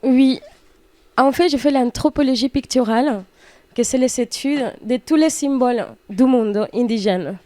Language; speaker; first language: French; non-native, fluent; Spanish